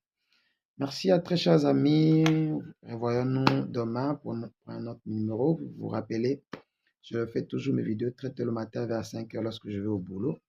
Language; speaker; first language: French; non-native, local second language; Lingala